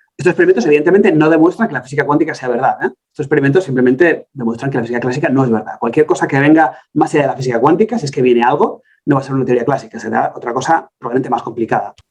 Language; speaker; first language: Spanish; native; Spanish